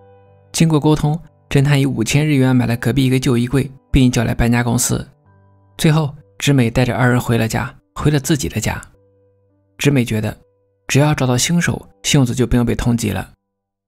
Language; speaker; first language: Chinese; native; Chinese